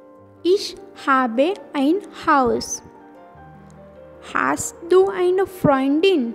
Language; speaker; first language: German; non-native, learner; English